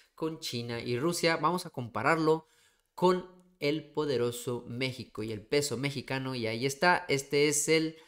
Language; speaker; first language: Spanish; native; Spanish